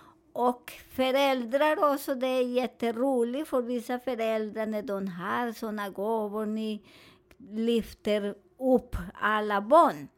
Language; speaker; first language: Swedish; non-native, fluent; Spanish